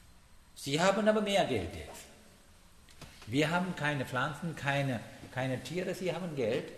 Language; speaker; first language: German; non-native, learner; Sinhala